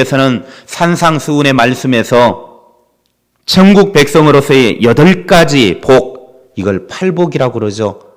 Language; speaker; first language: Korean; native; Korean